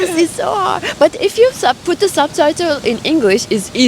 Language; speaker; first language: English; non-native, fluent; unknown